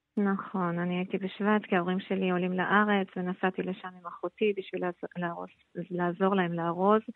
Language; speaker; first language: Hebrew; non-native, fluent; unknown